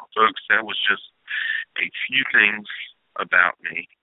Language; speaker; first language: English; native; English